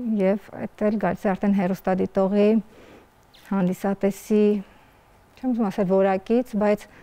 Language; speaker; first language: Armenian; native; Armenian